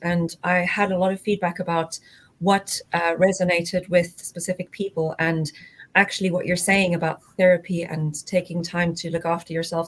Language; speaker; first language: English; native; English